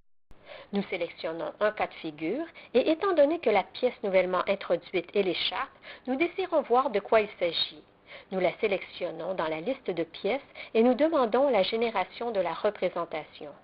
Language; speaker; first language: French; native; French